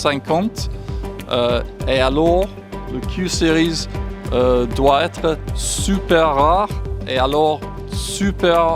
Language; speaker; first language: French; non-native, fluent; English